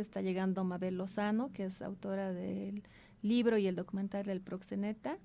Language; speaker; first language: Spanish; native; Spanish